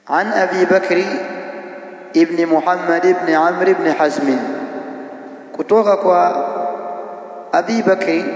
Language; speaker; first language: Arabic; non-native, fluent; Swahili